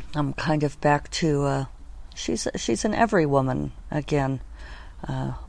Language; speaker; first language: English; native; English